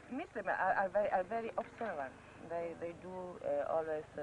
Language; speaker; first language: English; non-native, learner; French